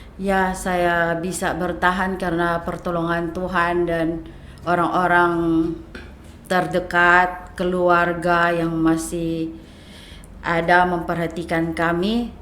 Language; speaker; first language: Indonesian; non-native, fluent; Filipino